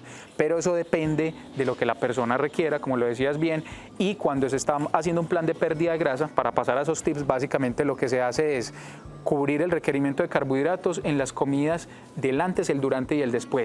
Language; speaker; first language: Spanish; native; Spanish